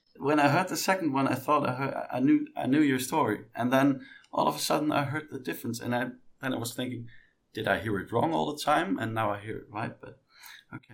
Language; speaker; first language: English; non-native, fluent; Dutch